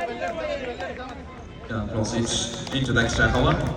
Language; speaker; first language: English; non-native, local second language; Malayalam